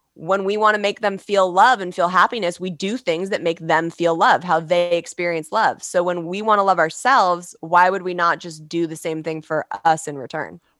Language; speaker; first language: English; native; English